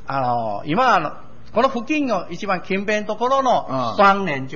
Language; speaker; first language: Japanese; non-native, learner; Min Nan Chinese